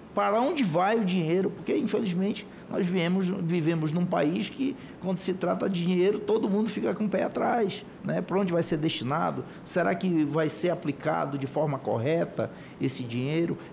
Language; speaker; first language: Portuguese; native; Portuguese